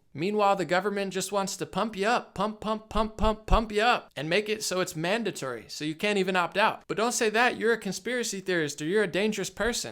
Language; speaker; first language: English; native; English